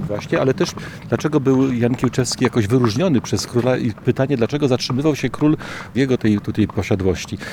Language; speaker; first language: Polish; native; Polish